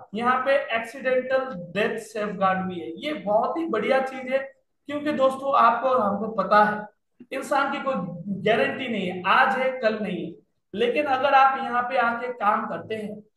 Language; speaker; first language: Hindi; non-native, local second language; Nepali